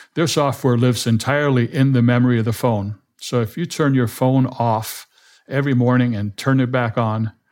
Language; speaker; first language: English; non-native, fluent; Danish